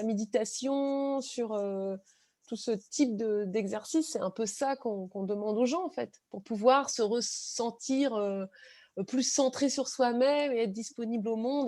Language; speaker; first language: French; native; French